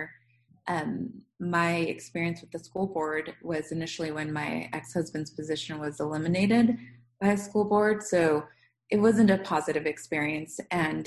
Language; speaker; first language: English; non-native, fluent; Spanish